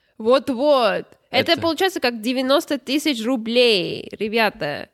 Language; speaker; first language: Russian; non-native, learner; English